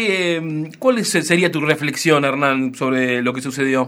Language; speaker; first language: Spanish; native; Spanish